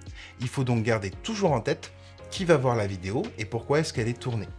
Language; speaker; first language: French; native; French